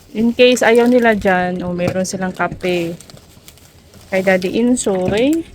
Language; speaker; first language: Filipino; non-native, local second language; Cebuano